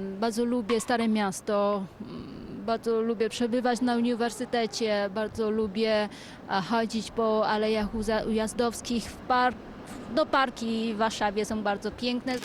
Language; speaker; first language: Polish; non-native, fluent; Vietnamese